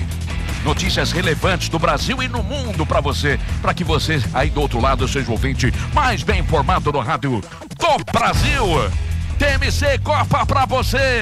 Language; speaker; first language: Portuguese; native; Portuguese